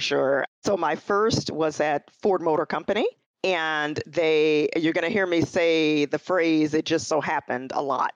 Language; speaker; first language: English; native; English